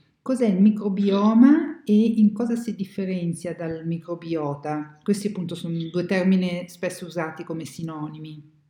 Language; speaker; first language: Italian; native; Italian